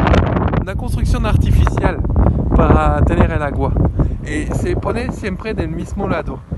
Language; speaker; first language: Spanish; non-native, learner; French